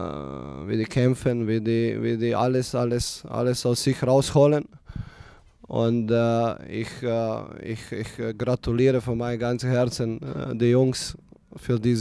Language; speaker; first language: German; non-native, fluent; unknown